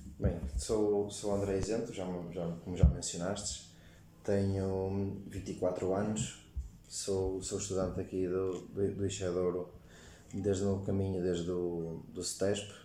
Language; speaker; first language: Portuguese; native; Portuguese